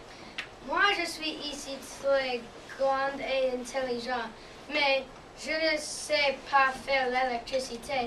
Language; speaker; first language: French; non-native, learner; English